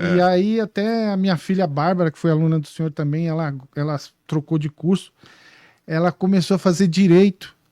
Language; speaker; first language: Portuguese; native; Portuguese